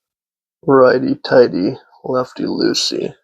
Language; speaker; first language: English; native; English